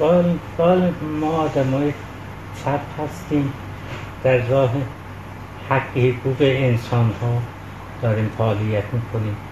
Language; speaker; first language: Persian; non-native, local second language; Central Kurdish